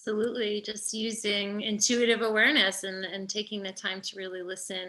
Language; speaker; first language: English; native; English